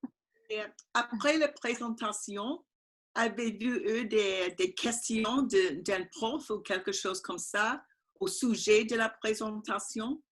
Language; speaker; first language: French; non-native, learner; English